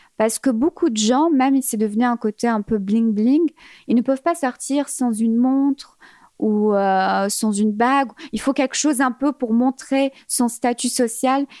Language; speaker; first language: French; early bilingual, other home language; Arabic